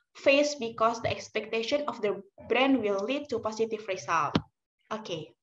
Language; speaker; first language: English; non-native, learner; Indonesian